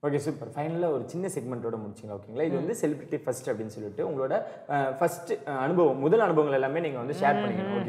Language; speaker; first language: Tamil; native; Tamil